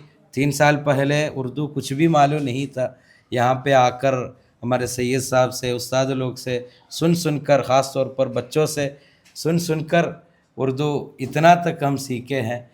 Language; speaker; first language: Hindi; non-native, local second language; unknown